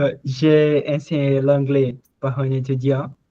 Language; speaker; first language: French; non-native, learner; Portuguese